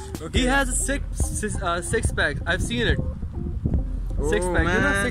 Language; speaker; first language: English; non-native, local second language; Hindi